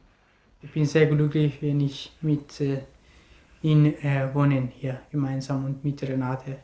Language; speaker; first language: German; non-native, learner; Persian